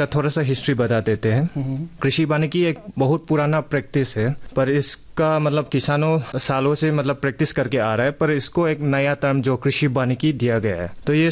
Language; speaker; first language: Hindi; non-native, local second language; Manipuri